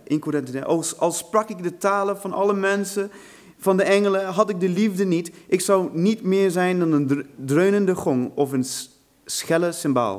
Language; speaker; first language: Dutch; non-native, fluent; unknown